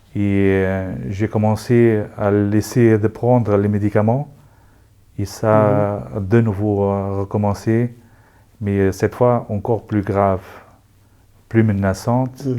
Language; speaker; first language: French; non-native, local second language; Luxembourgish